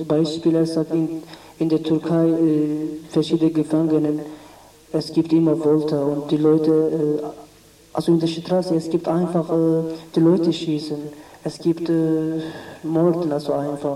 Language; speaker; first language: German; non-native, learner; Kurdish